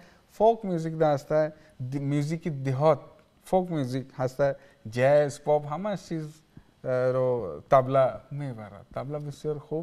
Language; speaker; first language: Persian; non-native, learner; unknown